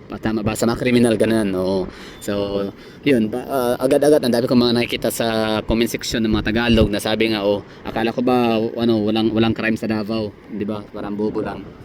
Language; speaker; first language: Filipino; non-native, local second language; Cebuano